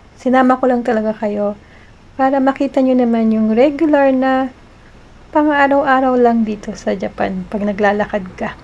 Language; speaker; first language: Filipino; native; Filipino